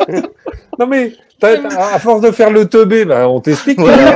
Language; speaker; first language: French; native; French